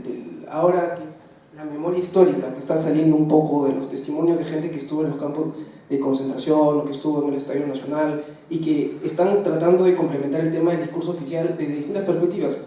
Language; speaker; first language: Spanish; native; Spanish